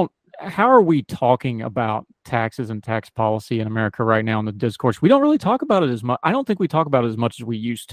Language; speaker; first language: English; native; English